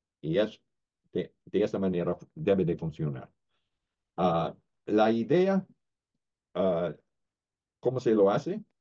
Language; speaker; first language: Spanish; non-native, fluent; English